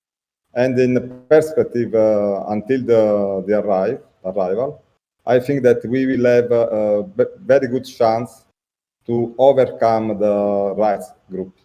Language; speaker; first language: English; non-native, learner; Italian